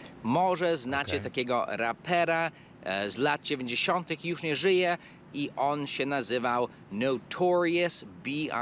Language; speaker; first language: Polish; non-native, fluent; English